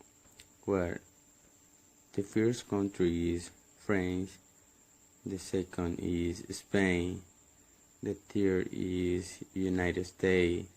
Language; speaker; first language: English; non-native, learner; Spanish